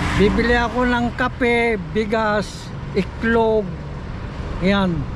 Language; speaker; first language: Filipino; non-native, local second language; Iloko